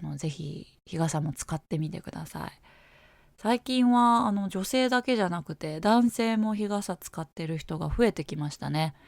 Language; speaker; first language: Japanese; native; Japanese